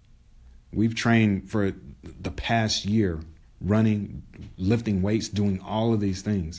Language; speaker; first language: English; native; English